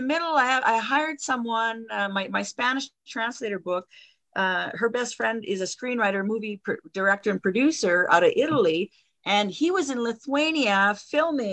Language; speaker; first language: English; non-native, fluent; French